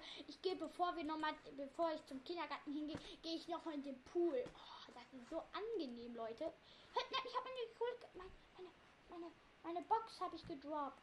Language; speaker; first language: German; native; German